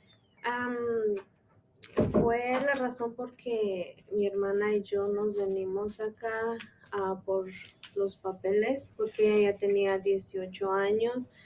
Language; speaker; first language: Spanish; non-native, local second language; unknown